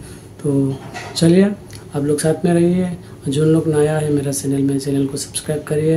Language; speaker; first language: Hindi; non-native, fluent; Bangla